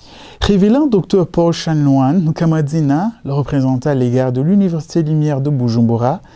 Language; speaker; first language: French; non-native, local second language; Rundi